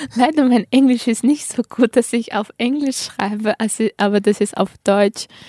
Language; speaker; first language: German; non-native, fluent; Tajik